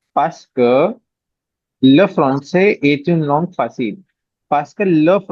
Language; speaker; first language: French; non-native, fluent; Hindi